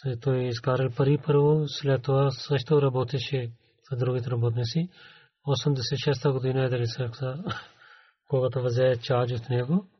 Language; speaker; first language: Bulgarian; non-native, learner; Urdu